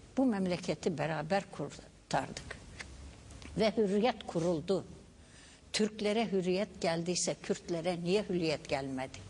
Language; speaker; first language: Turkish; non-native, local second language; Kurdish